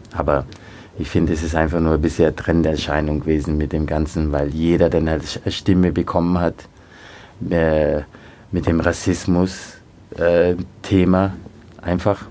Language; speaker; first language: German; early bilingual, other home language; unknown